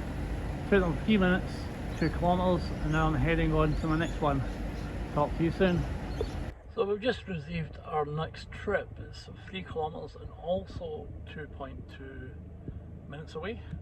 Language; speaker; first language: English; native; English